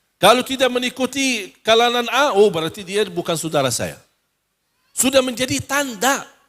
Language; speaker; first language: Malay; non-native, fluent; Arabic